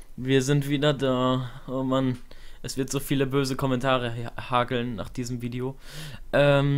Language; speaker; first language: German; native; German